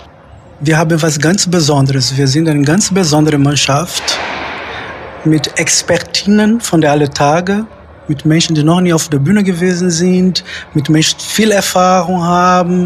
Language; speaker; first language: German; non-native, fluent; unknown